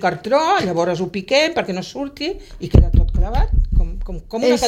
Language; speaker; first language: Catalan; native; Catalan